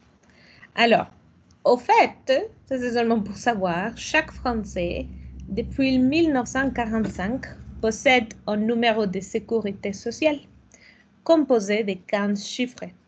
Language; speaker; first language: French; non-native, fluent; Spanish